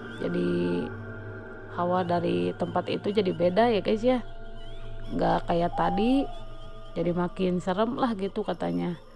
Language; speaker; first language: Indonesian; non-native, local second language; Sundanese